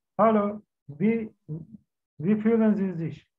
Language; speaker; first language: German; non-native, fluent; Turkish